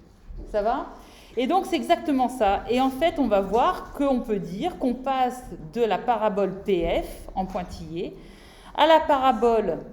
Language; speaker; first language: French; native; French